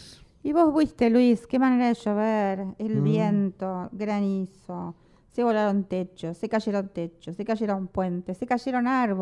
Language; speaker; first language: Spanish; native; Spanish